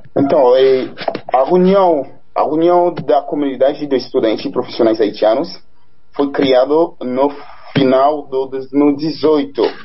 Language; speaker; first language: Portuguese; non-native, fluent; Haitian Creole